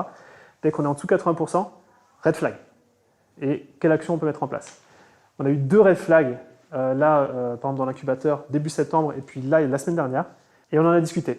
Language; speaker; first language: French; native; French